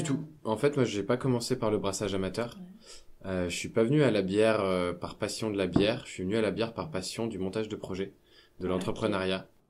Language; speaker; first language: French; native; French